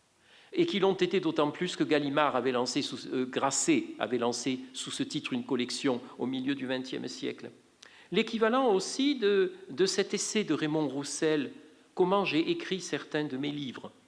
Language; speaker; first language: French; native; French